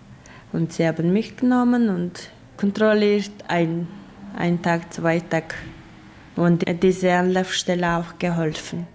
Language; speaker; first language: German; non-native, learner; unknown